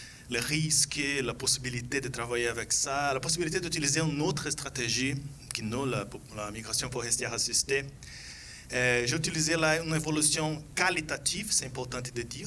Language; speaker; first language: French; non-native, fluent; Portuguese